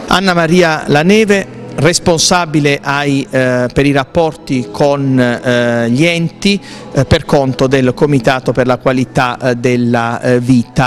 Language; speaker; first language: Italian; native; Italian